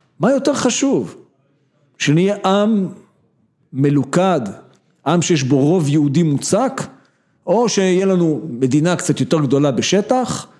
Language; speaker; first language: Hebrew; native; Hebrew